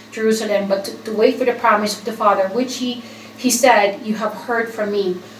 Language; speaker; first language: English; non-native, local second language; Filipino